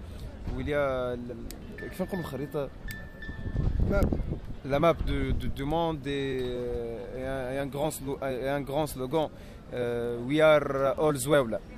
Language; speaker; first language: French; non-native, local second language; Arabic